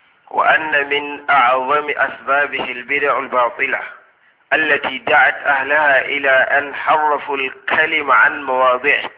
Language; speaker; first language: Arabic; non-native, fluent; Hausa